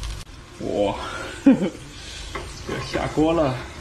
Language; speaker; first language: Chinese; native; Chinese